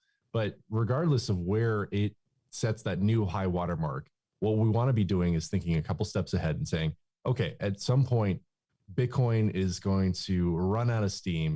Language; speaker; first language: English; native; English